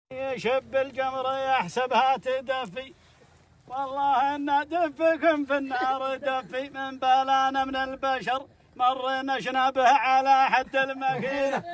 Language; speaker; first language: Arabic; native; Arabic